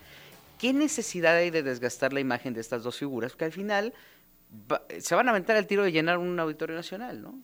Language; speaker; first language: Spanish; native; Spanish